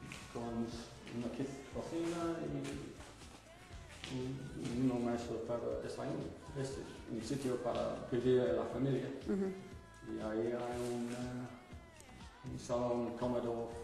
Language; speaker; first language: Spanish; non-native, fluent; English